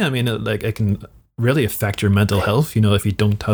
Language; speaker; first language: English; native; English